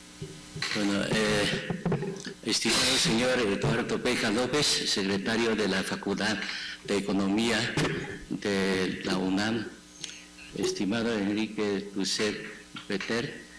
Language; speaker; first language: Spanish; non-native, fluent; Chinese